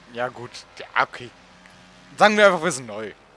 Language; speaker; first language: German; native; German